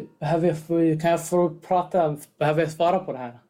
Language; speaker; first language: Swedish; non-native, fluent; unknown